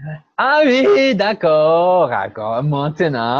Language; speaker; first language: French; non-native, fluent; Portuguese